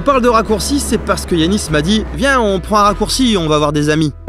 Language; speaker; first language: French; native; French